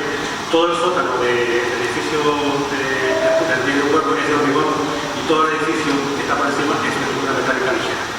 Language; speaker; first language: Spanish; native; Spanish